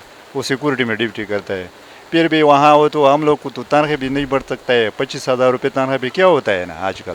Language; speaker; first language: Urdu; non-native, local second language; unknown